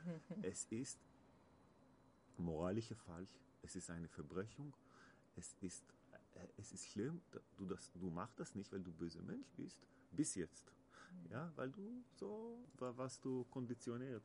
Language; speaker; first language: German; non-native, learner; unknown